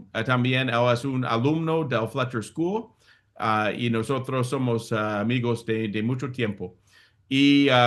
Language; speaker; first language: Spanish; non-native, fluent; English